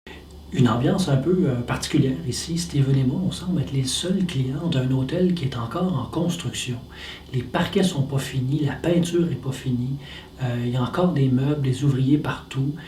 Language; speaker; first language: French; native; French